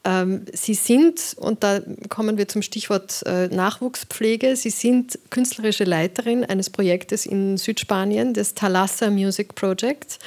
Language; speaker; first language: German; native; German